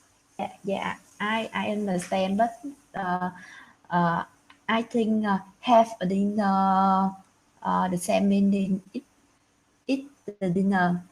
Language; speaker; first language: English; non-native, learner; Vietnamese